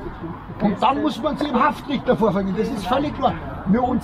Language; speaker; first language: German; native; German